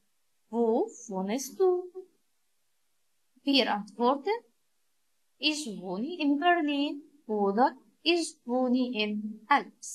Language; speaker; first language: German; non-native, learner; Arabic